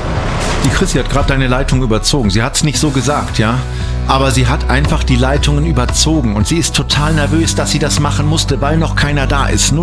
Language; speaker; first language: German; native; German